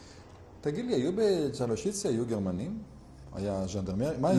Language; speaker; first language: Hebrew; native; Hebrew